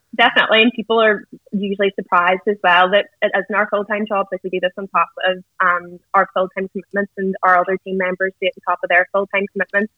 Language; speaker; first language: English; native; English